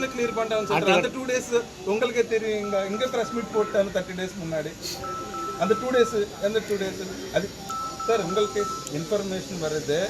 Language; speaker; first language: Tamil; non-native, local second language; Telugu